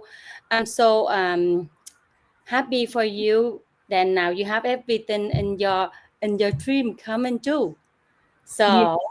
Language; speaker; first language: English; non-native, learner; Vietnamese